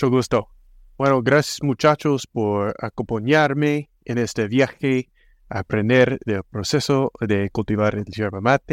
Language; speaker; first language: Spanish; non-native, fluent; English